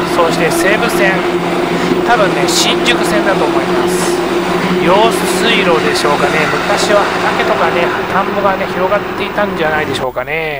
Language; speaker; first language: Japanese; native; Japanese